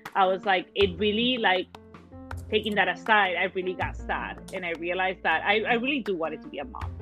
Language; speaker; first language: English; early bilingual, other home language; Spanish